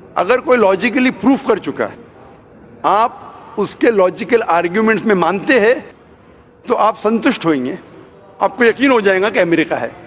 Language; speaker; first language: Hindi; non-native, local second language; Konkani